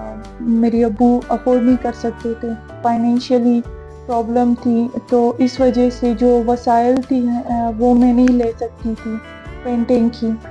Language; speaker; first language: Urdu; non-native, fluent; Persian